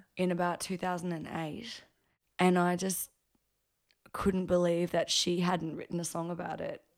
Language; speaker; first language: English; early bilingual, other home language; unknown